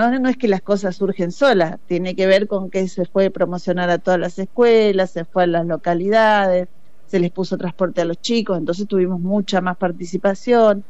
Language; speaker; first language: Spanish; native; Spanish